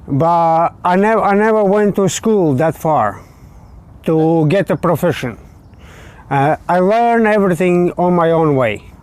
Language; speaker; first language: English; non-native, learner; Latvian